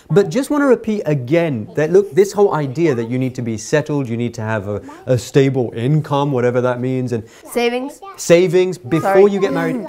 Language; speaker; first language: English; native; English